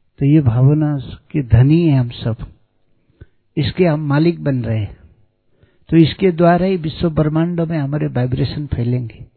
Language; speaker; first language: Hindi; native; Hindi